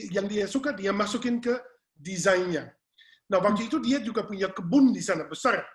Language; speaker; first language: Indonesian; non-native, fluent; English